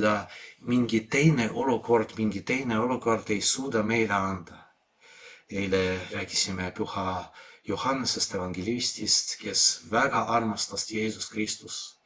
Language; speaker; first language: Estonian; non-native, fluent; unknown